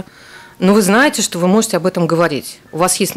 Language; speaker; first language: Russian; native; Russian